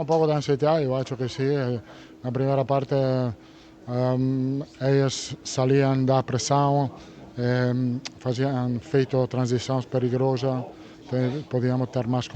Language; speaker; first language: Portuguese; non-native, fluent; Italian